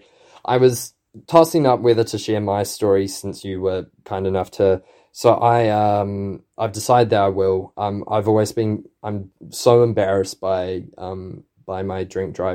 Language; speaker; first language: English; native; English